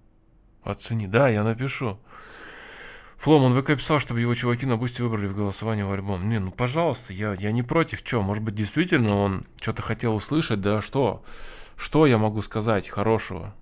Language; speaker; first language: Russian; native; Russian